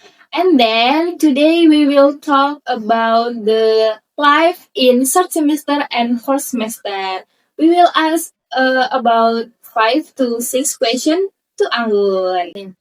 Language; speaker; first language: English; non-native, learner; Indonesian